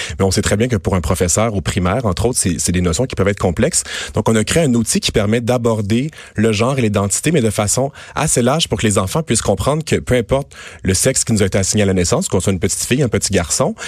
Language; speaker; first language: French; native; French